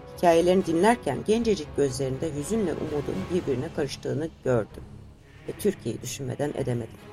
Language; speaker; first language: Turkish; native; Turkish